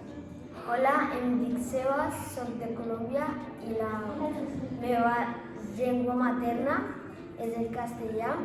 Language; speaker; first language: Catalan; non-native, learner; Spanish